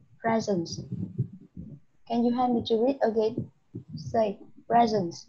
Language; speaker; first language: English; non-native, learner; Vietnamese